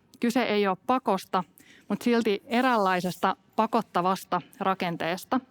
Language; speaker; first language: Finnish; native; Finnish